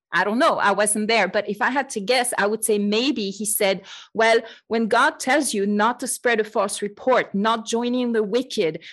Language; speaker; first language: English; non-native, fluent; French